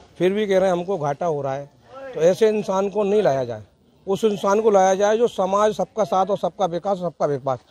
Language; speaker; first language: Hindi; native; Hindi